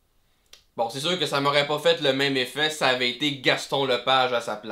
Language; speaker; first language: French; native; French